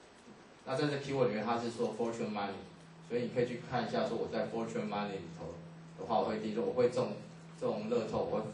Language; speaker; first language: Chinese; native; Chinese